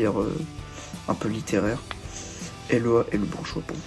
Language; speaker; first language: French; native; French